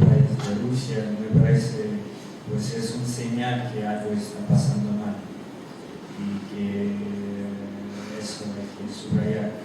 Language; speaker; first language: Spanish; non-native, fluent; Russian